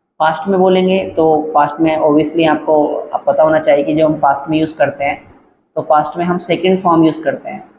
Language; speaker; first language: Hindi; native; Hindi